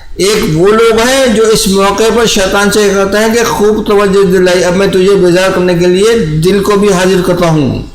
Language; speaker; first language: Urdu; native; Urdu